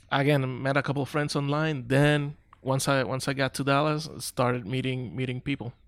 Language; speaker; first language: English; non-native, local second language; Spanish